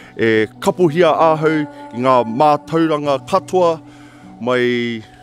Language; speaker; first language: Māori; non-native, local second language; English